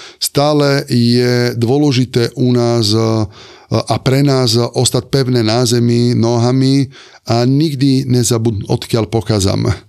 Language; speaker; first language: Slovak; non-native, fluent; Italian